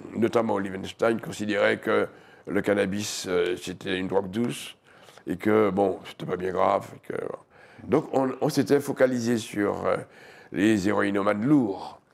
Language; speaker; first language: French; native; French